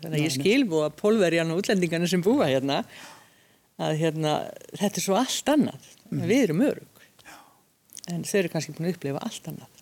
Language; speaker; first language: Icelandic; early bilingual, other home language; Hungarian